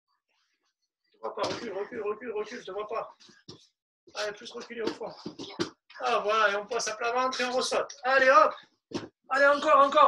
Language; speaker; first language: French; native; French